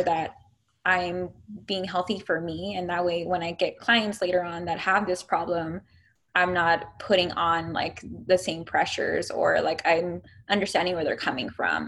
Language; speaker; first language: English; native; English